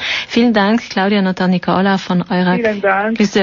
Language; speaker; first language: German; native; German